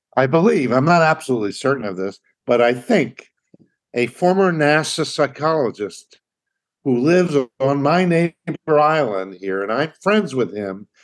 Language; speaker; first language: English; native; English